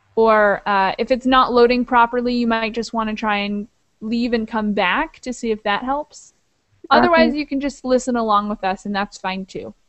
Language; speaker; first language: English; native; English